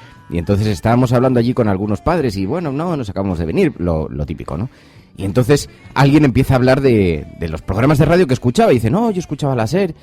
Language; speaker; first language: Spanish; native; Spanish